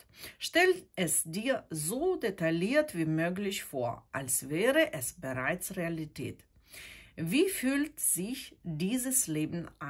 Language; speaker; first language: German; non-native, fluent; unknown